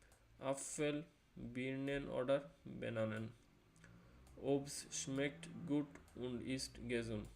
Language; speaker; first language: German; non-native, learner; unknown